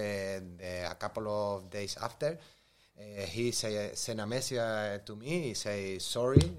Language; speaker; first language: English; non-native, learner; Spanish